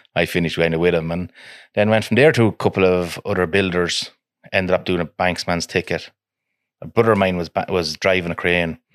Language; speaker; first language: English; native; English